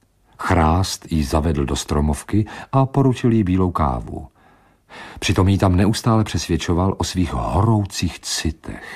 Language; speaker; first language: Czech; native; Czech